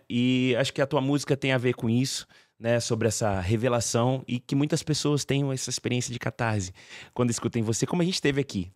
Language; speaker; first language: Portuguese; native; Portuguese